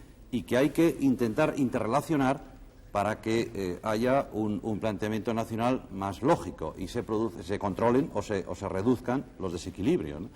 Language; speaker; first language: Spanish; native; Spanish